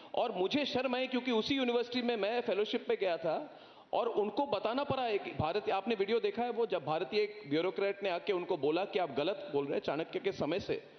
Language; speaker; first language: Hindi; non-native, local second language; Assamese